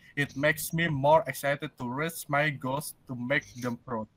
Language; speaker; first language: English; non-native, learner; Indonesian